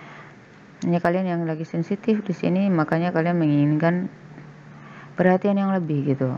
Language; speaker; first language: Indonesian; native; Indonesian